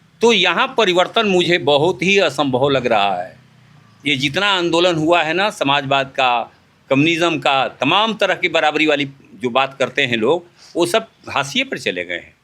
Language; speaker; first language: Hindi; native; Hindi